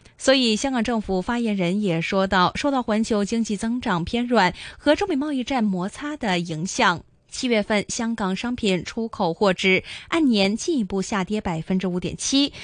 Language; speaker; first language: Chinese; non-native, local second language; Cantonese